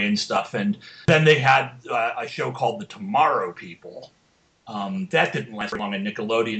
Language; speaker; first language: English; native; English